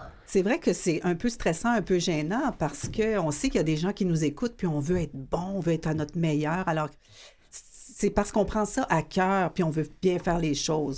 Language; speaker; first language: French; native; French